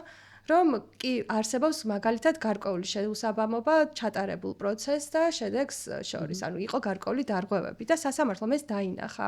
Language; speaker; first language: Georgian; native; Georgian